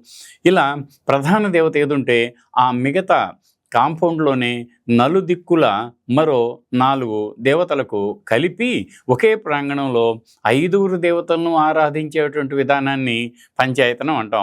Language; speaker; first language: Telugu; native; Telugu